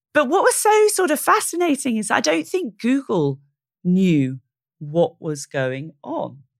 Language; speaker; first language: English; native; English